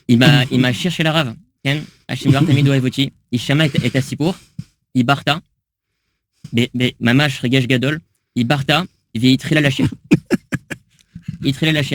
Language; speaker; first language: Hebrew; non-native, learner; French